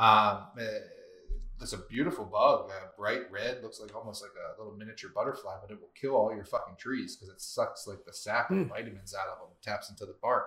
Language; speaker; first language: English; native; English